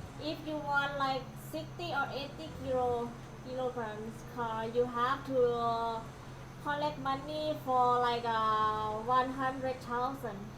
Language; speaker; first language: English; non-native, learner; Thai